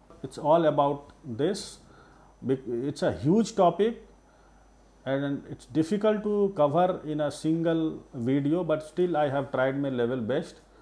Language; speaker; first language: English; non-native, local second language; Bangla